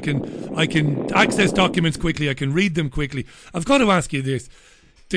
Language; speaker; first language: English; native; English